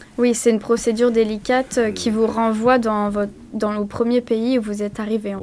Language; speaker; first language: French; native; French